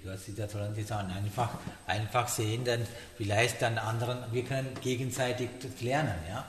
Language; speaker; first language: German; non-native, learner; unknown